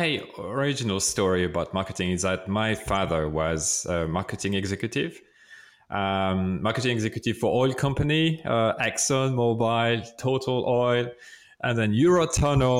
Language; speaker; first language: English; non-native, fluent; French